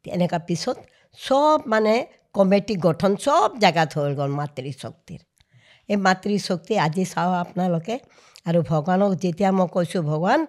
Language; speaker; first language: Assamese; non-native, local second language; Hindi